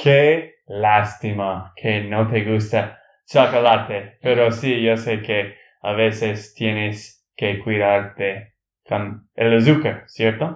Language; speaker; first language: Spanish; non-native, learner; English